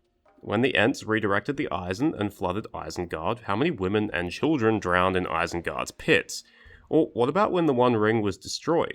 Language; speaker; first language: English; native; English